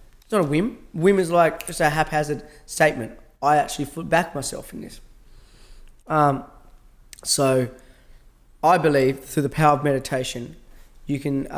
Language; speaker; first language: English; native; English